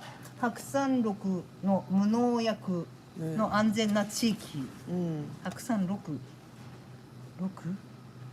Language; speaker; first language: Japanese; native; Japanese